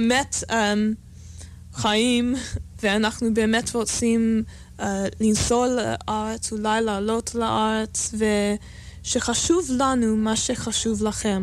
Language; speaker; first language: Hebrew; non-native, fluent; English